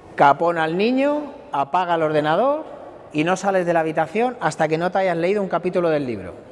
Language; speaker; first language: Spanish; non-native, local second language; Catalan